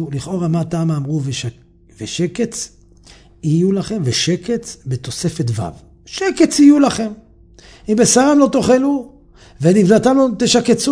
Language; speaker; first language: Hebrew; native; Hebrew